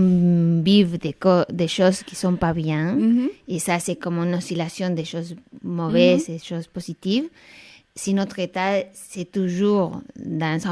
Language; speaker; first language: French; non-native, fluent; Spanish